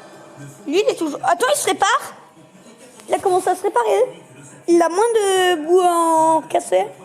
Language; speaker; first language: French; native; French